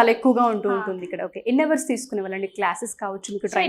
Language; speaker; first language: Telugu; native; Telugu